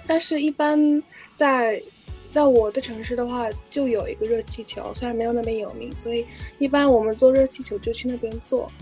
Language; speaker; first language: Chinese; non-native, fluent; Turkish